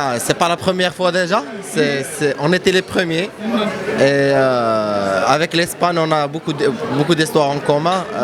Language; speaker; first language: French; non-native, local second language; Arabic